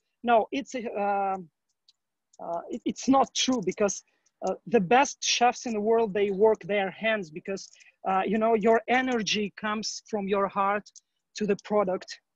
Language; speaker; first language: English; non-native, learner; Ukrainian